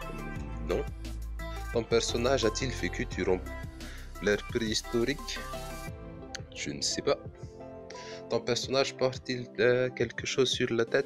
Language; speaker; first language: French; non-native, local second language; Malagasy